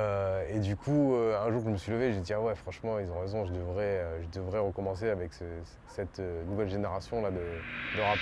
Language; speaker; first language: French; native; French